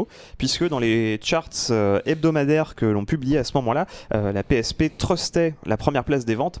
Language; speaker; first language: French; native; French